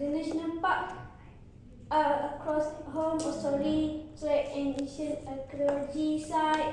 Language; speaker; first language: English; non-native, learner; Malay